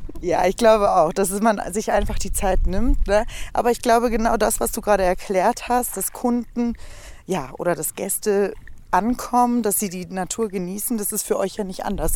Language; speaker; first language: German; native; German